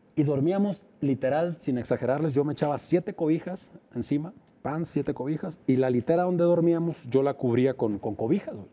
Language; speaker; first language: Spanish; native; Spanish